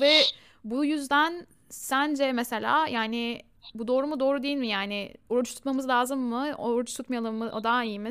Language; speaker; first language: Turkish; early bilingual, heritage; Turkish